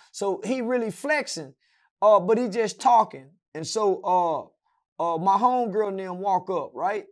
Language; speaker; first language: English; native; English